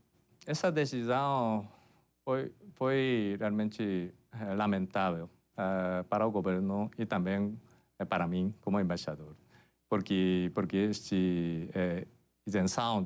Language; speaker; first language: Portuguese; non-native, fluent; Japanese